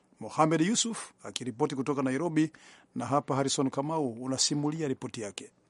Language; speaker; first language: Swahili; non-native, local second language; Rundi